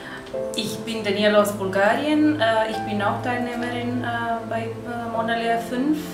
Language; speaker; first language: German; non-native, fluent; Bulgarian